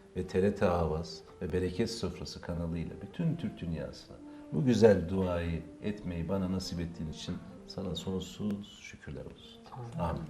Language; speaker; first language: Turkish; native; Turkish